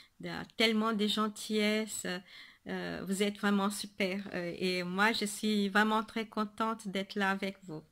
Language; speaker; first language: French; non-native, fluent; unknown